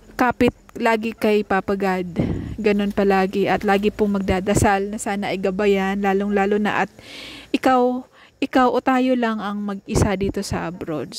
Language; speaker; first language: Filipino; non-native, local second language; Cebuano